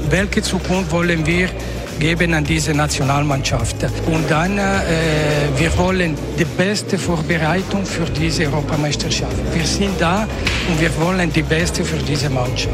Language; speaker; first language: German; non-native, local second language; Italian